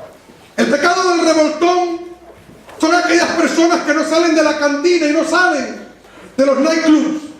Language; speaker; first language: Spanish; native; Spanish